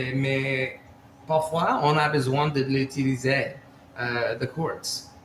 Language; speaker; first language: French; non-native, learner; English